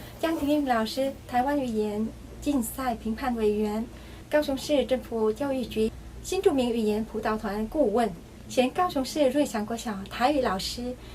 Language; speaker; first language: Chinese; non-native, fluent; Vietnamese